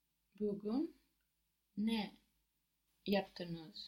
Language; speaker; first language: Turkish; non-native, learner; English